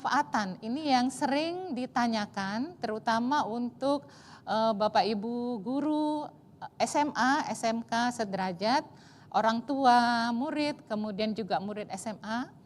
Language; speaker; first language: Indonesian; native; Indonesian